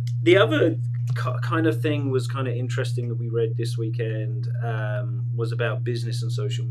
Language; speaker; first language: English; native; English